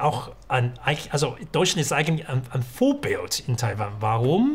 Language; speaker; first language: German; non-native, fluent; Chinese